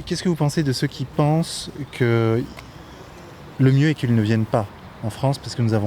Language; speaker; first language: French; native; French